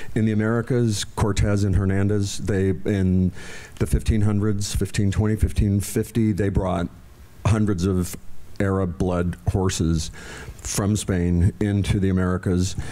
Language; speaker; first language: English; native; English